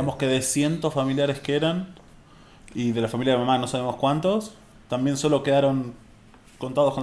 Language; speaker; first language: Spanish; native; Spanish